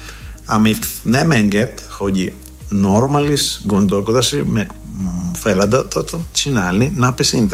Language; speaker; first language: Hungarian; non-native, learner; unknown